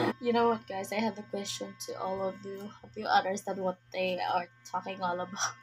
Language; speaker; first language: English; non-native, learner; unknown